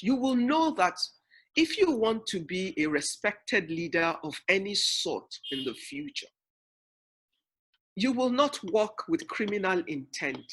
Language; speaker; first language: English; non-native, local second language; Yoruba